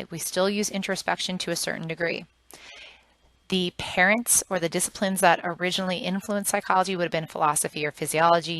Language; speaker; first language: English; native; English